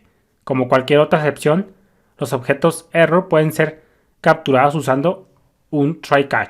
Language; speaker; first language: Spanish; native; Spanish